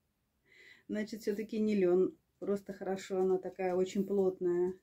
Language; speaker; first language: Russian; native; Russian